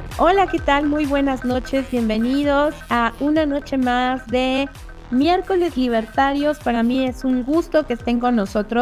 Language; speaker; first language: Spanish; native; Spanish